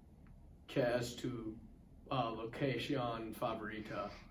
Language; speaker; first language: Spanish; non-native, learner; English